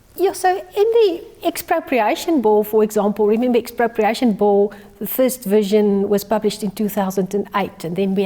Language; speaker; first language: English; non-native, local second language; Afrikaans